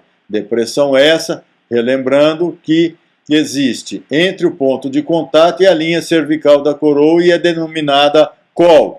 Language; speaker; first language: Portuguese; native; Portuguese